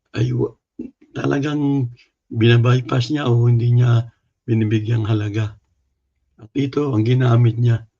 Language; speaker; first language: Filipino; non-native, local second language; Cebuano